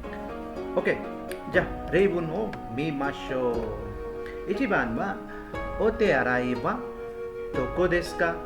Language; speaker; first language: Japanese; non-native, fluent; Hindi